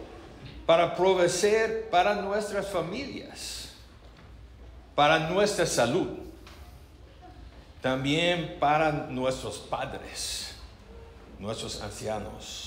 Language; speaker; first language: Spanish; non-native, learner; English